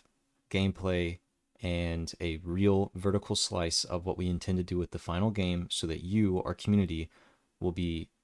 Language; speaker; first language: English; native; English